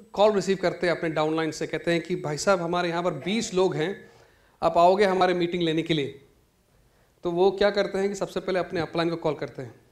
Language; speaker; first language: Hindi; non-native, local second language; Malayalam